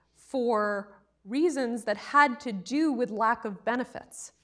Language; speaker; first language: English; native; English